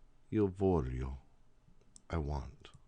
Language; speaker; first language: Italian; non-native, fluent; English